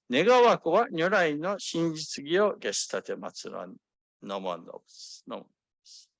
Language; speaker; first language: Japanese; early bilingual, other home language; English